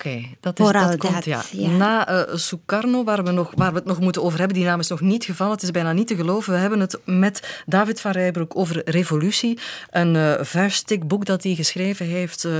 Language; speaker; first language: Dutch; native; Dutch